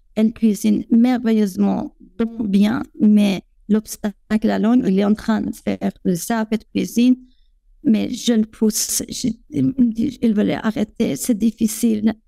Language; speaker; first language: French; non-native, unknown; Persian